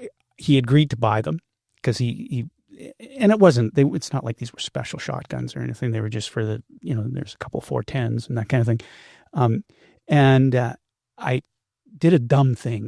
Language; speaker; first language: English; native; English